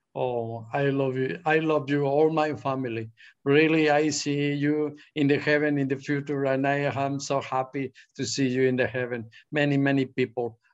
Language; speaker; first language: English; non-native, learner; Spanish